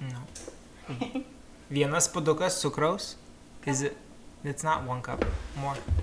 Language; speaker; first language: English; non-native, fluent; Lithuanian